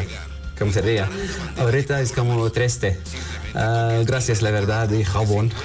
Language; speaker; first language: Spanish; non-native, learner; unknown